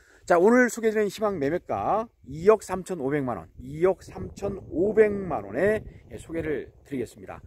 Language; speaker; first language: Korean; native; Korean